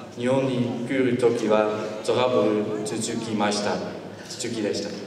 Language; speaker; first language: Japanese; non-native, learner; Dutch